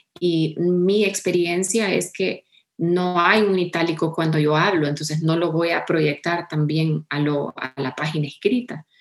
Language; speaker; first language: Spanish; early bilingual, heritage; Spanish